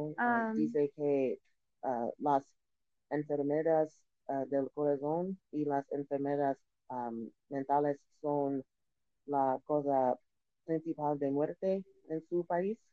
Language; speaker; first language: Spanish; non-native, learner; English